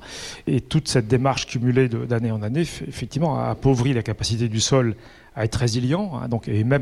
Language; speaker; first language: French; native; French